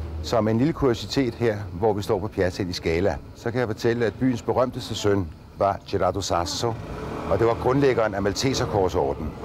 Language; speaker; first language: Danish; native; Danish